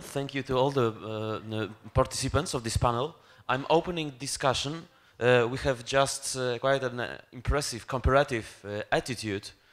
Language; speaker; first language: English; non-native, fluent; Polish